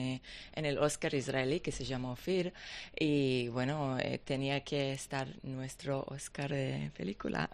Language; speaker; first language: Spanish; non-native, learner; Hebrew